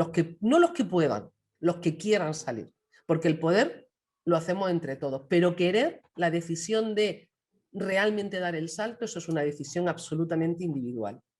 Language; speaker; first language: Spanish; native; Spanish